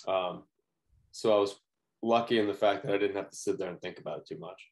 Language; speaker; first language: English; native; English